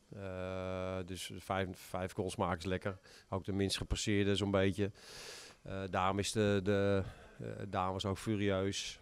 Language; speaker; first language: Dutch; native; Dutch